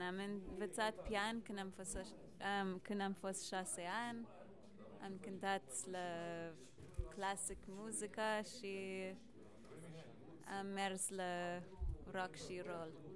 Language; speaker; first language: Romanian; non-native, learner; English